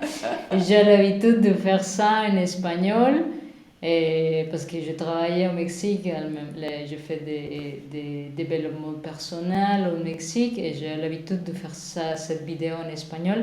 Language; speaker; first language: French; non-native, learner; Spanish